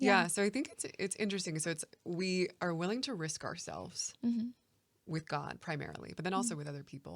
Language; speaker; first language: English; native; English